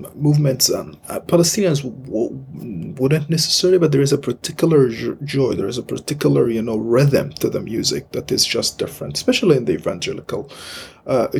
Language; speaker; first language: English; non-native, fluent; Arabic